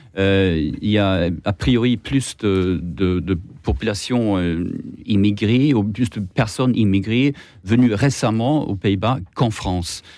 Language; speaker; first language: French; non-native, fluent; Swedish